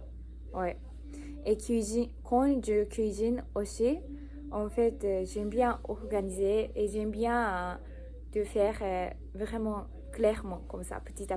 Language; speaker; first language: French; non-native, learner; Japanese